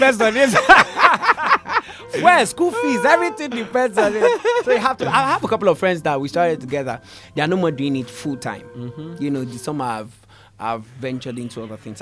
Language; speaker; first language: English; non-native, local second language; Yoruba